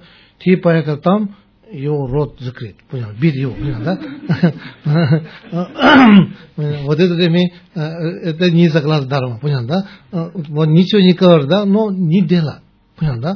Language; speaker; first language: Russian; non-native, learner; Tibetan